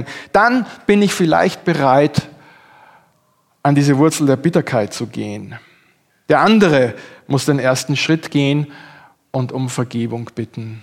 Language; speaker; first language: German; native; German